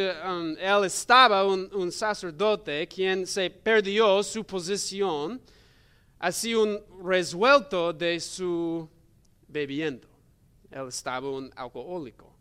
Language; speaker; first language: Spanish; non-native, learner; English